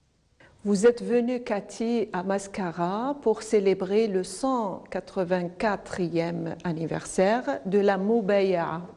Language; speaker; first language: French; non-native, local second language; Arabic